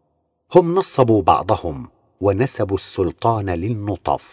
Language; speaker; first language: Arabic; native; Arabic